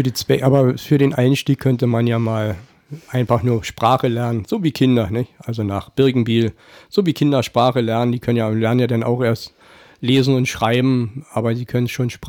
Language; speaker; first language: German; native; German